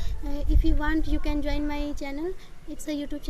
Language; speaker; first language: English; non-native, learner; Hindi